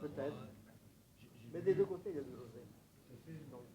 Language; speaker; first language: French; non-native, fluent; Italian